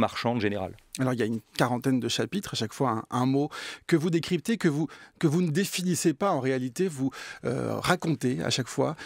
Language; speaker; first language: French; native; French